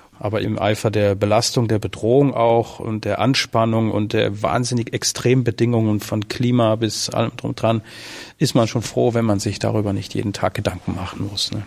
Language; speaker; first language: German; native; German